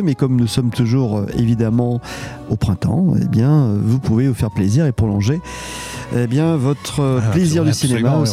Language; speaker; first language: French; native; French